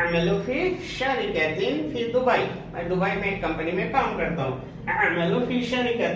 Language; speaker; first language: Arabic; non-native, fluent; Hindi